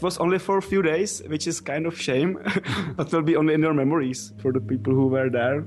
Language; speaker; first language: English; non-native, fluent; Czech